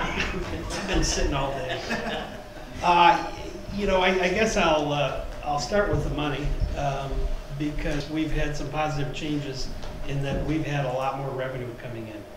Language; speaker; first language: English; native; English